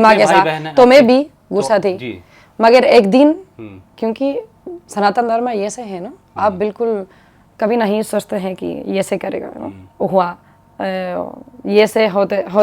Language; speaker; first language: Hindi; non-native, learner; Spanish